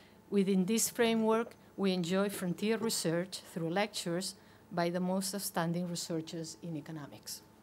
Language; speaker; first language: English; non-native, fluent; Catalan